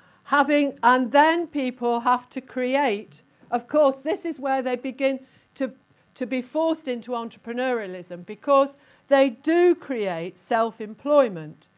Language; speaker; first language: English; native; English